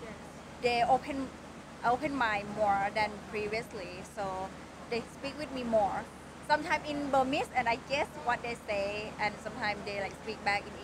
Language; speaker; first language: English; non-native, fluent; Thai